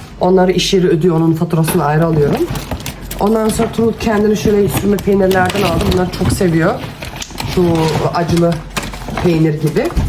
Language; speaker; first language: Turkish; early bilingual, heritage; Turkish